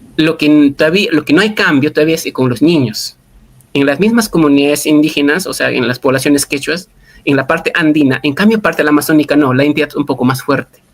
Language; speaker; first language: Spanish; non-native, local second language; Quechua